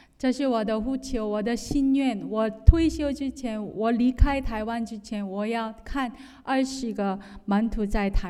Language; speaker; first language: Chinese; non-native, fluent; Korean